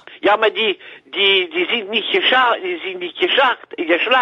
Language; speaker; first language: German; non-native, learner; French